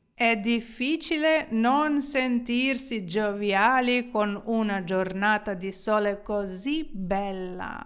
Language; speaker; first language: Italian; non-native, fluent; Ukrainian